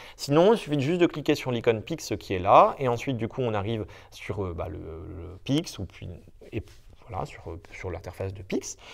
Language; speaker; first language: French; native; French